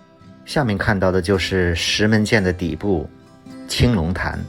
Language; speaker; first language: Chinese; native; Chinese